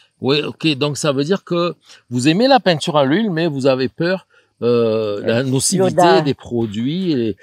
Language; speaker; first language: French; native; French